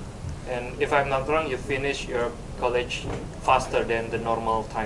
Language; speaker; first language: English; non-native, learner; Indonesian